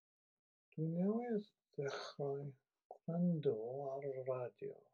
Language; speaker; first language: Welsh; non-native, learner; English